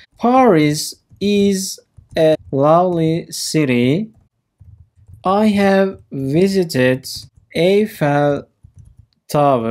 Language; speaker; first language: English; non-native, fluent; Turkish